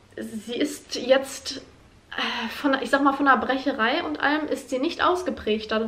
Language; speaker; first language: German; native; German